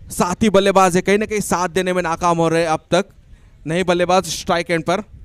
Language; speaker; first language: Hindi; non-native, local second language; Marathi